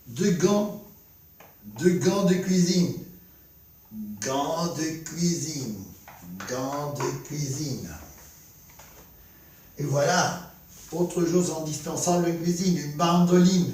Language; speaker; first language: French; non-native, fluent; Spanish